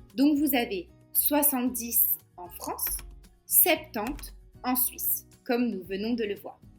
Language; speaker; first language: French; native; French